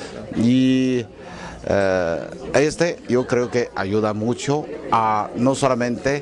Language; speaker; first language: Spanish; non-native, fluent; Chinese